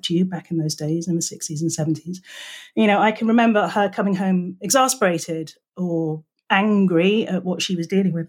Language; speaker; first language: English; native; English